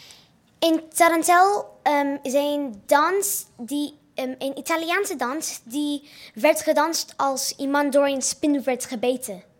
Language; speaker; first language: Dutch; non-native, learner; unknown